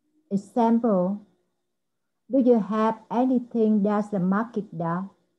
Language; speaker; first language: English; non-native, learner; Vietnamese